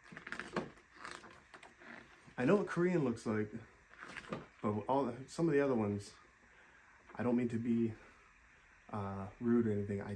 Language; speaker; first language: English; native; English